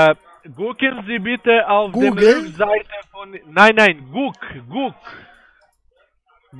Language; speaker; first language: German; non-native, learner; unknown